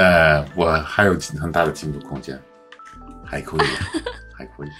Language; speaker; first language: Chinese; non-native, learner; English